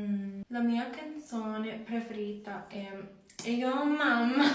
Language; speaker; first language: Italian; non-native, learner; English